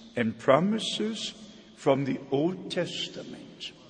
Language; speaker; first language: English; non-native, fluent; German